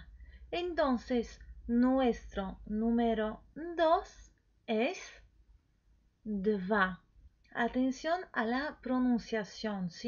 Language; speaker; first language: Spanish; non-native, fluent; Polish